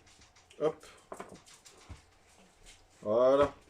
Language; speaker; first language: French; native; French